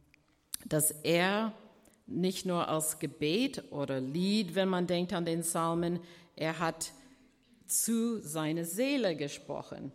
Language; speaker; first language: German; non-native, fluent; English